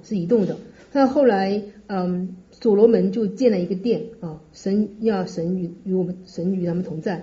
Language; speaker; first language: Chinese; native; Chinese